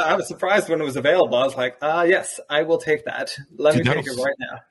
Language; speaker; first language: English; early bilingual, other home language; German